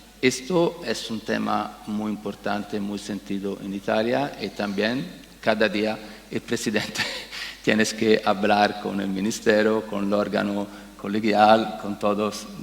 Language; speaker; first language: Spanish; non-native, learner; Italian